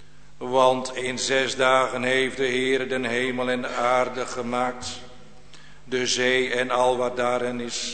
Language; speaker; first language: Dutch; native; Dutch